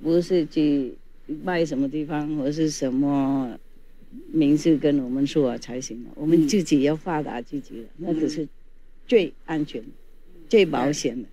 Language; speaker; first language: Chinese; non-native, fluent; Vietnamese